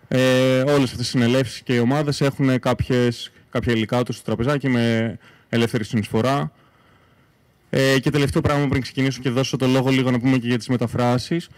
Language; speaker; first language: Greek; native; Greek